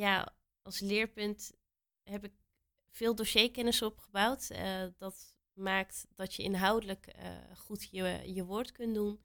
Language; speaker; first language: Dutch; native; Dutch